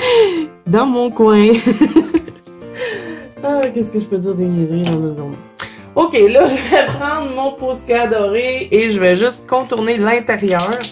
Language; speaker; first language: French; native; French